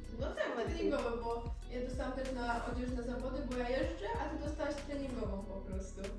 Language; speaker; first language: Polish; native; Polish